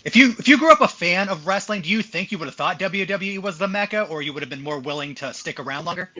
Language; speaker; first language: English; native; English